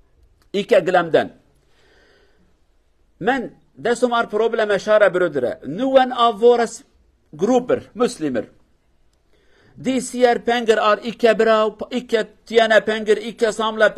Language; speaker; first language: Norwegian; non-native, learner; Kurdish